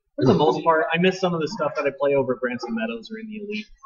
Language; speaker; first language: English; native; English